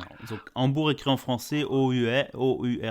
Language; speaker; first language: French; native; French